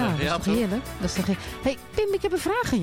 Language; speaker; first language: Dutch; native; Dutch